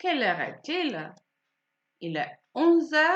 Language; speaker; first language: French; non-native, fluent; Macedonian